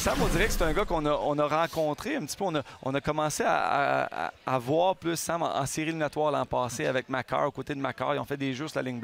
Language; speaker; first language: French; native; French